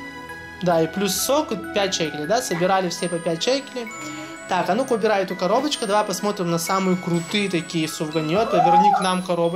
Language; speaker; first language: Russian; native; Russian